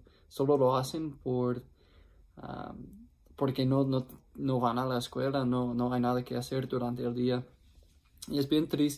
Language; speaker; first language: Spanish; non-native, fluent; English